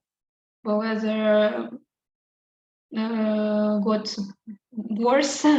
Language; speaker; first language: English; non-native, learner; Russian